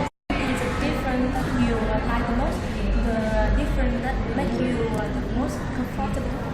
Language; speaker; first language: English; non-native, learner; Vietnamese